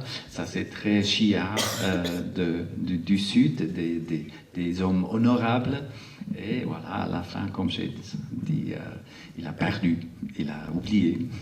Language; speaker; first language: French; non-native, local second language; Arabic